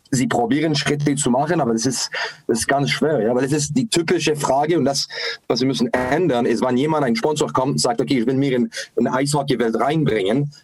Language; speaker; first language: German; non-native, fluent; English